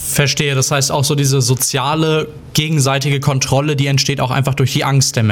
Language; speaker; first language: German; native; German